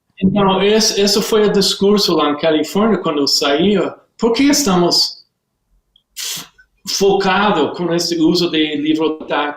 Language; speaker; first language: Portuguese; non-native, learner; English